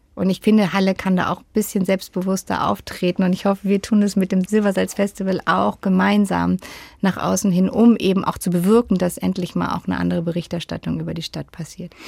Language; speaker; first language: German; native; German